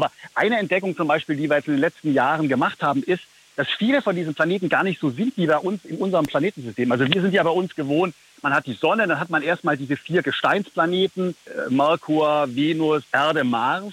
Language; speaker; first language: German; native; German